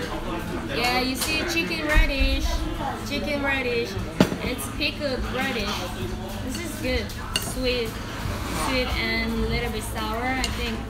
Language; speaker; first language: English; non-native, fluent; Korean